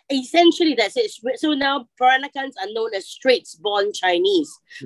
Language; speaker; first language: English; native; English